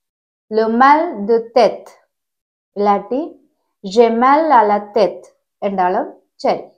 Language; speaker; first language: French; non-native, fluent; Tamil